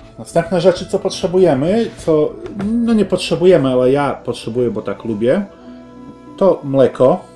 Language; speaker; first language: Polish; early bilingual, heritage; Polish